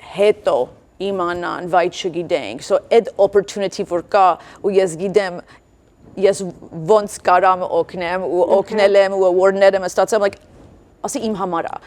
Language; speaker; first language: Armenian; early bilingual, heritage; Armenian